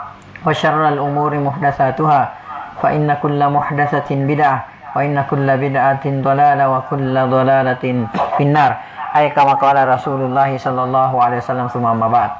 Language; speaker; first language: Arabic; non-native, fluent; Indonesian